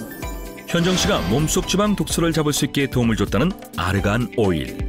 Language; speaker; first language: Korean; native; Korean